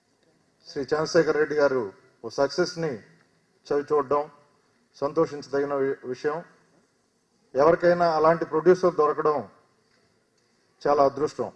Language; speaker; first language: Telugu; native; Telugu